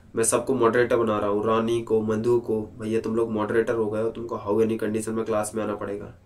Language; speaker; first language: Hindi; native; Hindi